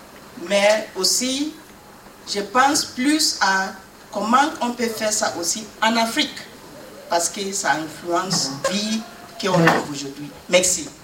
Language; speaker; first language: French; non-native, learner; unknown